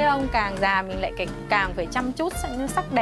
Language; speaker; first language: Vietnamese; native; Vietnamese